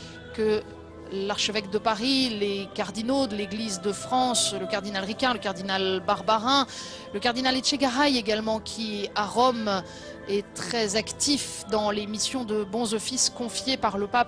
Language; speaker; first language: French; native; French